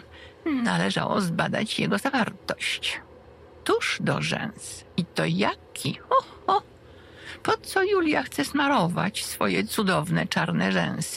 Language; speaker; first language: Polish; native; Polish